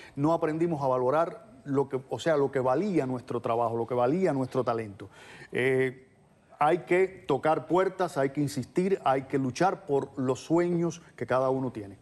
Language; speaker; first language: Spanish; native; Spanish